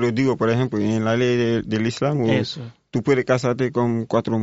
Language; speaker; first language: Spanish; non-native, learner; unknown